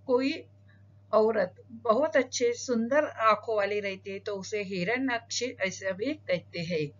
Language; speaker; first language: Hindi; non-native, local second language; Marathi